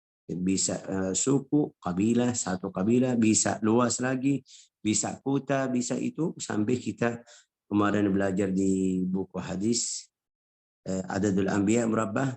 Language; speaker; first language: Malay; non-native, fluent; Arabic